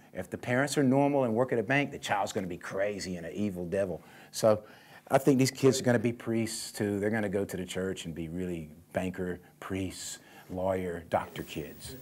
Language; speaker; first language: English; native; English